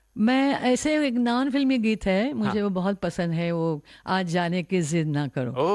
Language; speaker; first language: Hindi; non-native, local second language; Marathi